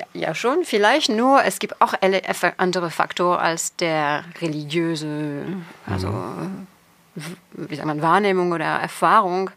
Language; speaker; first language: German; non-native, fluent; French